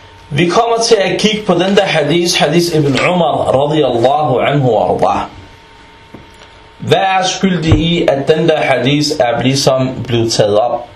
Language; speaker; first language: Danish; early bilingual, other home language; Arabic